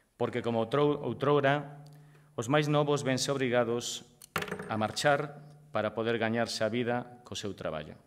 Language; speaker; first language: Galician; native; Galician